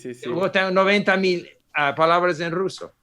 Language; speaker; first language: Spanish; non-native, fluent; English